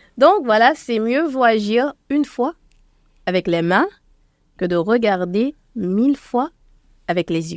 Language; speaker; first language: French; native; French